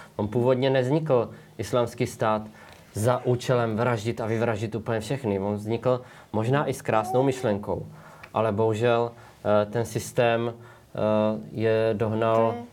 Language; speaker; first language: Czech; native; Czech